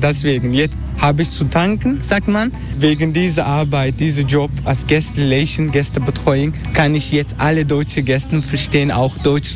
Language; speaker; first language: German; non-native, learner; Turkish